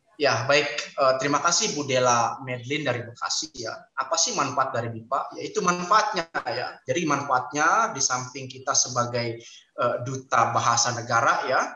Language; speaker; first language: Indonesian; native; Indonesian